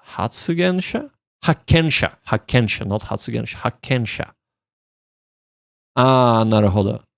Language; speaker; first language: Japanese; non-native, learner; English